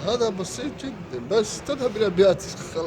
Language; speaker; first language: Arabic; non-native, local second language; Somali